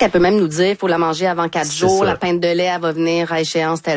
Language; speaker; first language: French; native; French